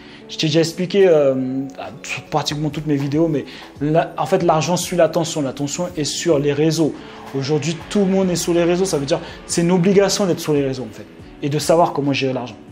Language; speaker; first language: French; native; French